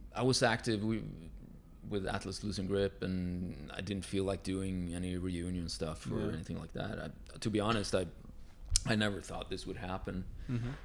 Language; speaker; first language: English; non-native, fluent; Spanish